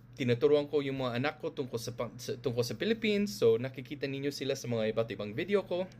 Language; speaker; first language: Filipino; non-native, fluent; English